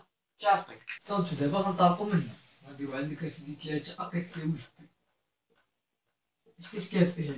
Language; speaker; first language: Arabic; native; Arabic